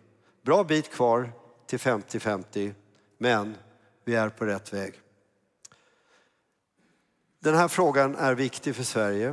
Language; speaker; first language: Swedish; native; Swedish